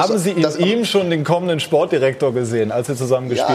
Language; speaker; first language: German; native; German